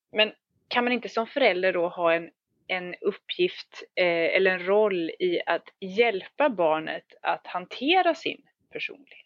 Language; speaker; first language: Swedish; native; Swedish